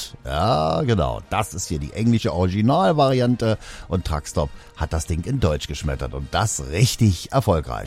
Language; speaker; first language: German; native; German